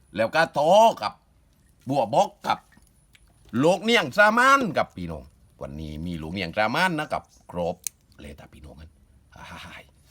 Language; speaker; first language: Thai; native; Thai